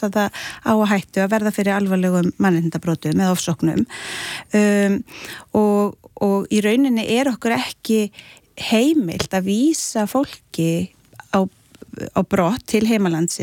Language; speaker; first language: Icelandic; native; Icelandic